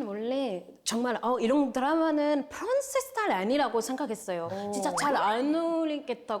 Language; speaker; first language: Korean; non-native, fluent; French